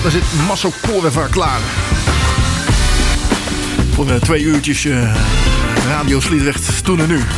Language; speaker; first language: Dutch; native; Dutch